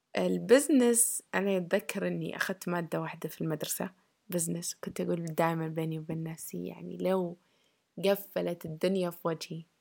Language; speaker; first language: Arabic; early bilingual, heritage; Arabic